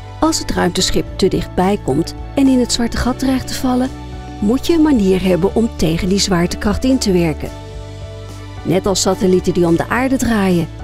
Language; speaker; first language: Dutch; non-native, fluent; English